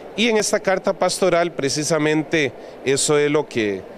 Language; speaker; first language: Spanish; native; Spanish